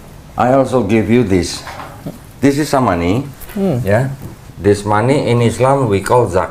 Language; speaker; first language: English; non-native, fluent; Indonesian